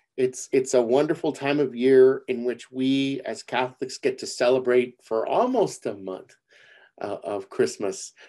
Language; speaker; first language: English; early bilingual, other home language; Spanish